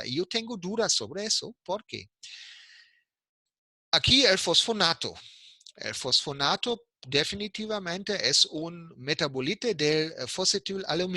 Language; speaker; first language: Spanish; non-native, fluent; German